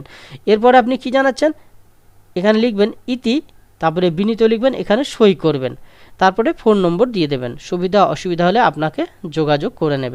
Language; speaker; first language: Bangla; native; Bangla